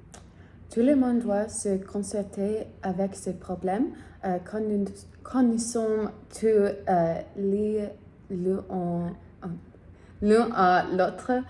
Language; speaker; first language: French; non-native, learner; English